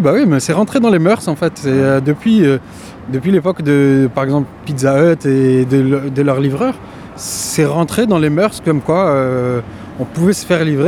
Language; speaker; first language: French; native; French